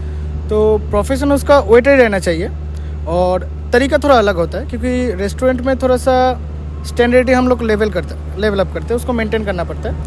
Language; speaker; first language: Hindi; non-native, local second language; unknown